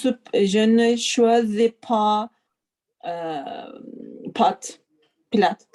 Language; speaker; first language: French; non-native, learner; Turkish